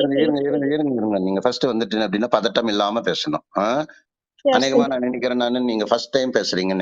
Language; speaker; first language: Tamil; native; Tamil